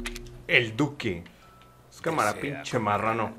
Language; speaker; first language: Spanish; native; Spanish